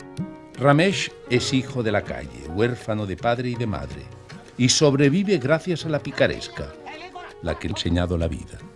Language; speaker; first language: Spanish; native; Spanish